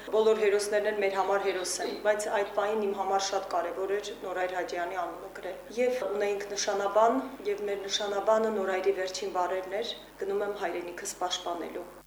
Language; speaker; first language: Armenian; native; Armenian